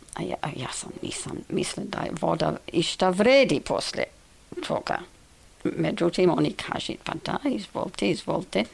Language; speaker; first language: Serbian; non-native, fluent; English